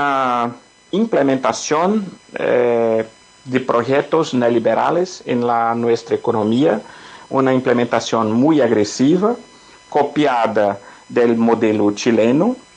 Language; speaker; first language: Spanish; non-native, fluent; Portuguese